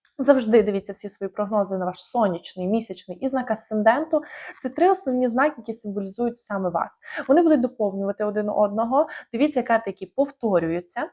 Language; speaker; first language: Ukrainian; non-native, local second language; Russian